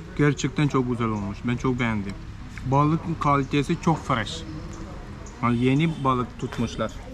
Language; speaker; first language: Turkish; non-native, fluent; Malayalam